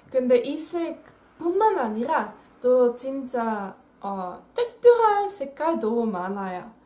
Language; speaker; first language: Korean; non-native, fluent; Dutch